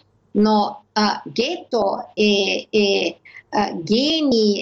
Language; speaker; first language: Russian; non-native, learner; German